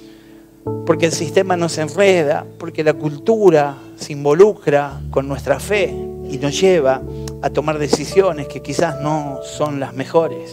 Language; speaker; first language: Spanish; native; Spanish